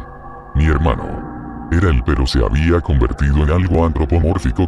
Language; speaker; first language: Spanish; native; Spanish